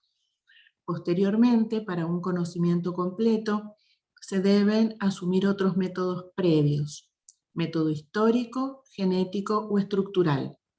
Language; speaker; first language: Spanish; native; Spanish